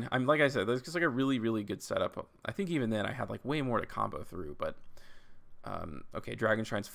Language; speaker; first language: English; native; English